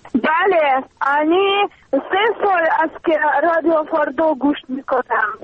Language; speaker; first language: Persian; non-native, learner; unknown